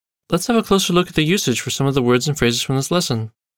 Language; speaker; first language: English; native; English